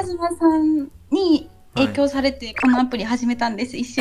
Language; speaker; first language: Japanese; native; Japanese